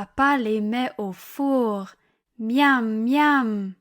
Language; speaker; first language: French; non-native, learner; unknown